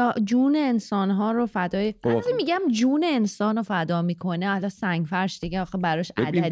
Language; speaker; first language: Persian; native; Persian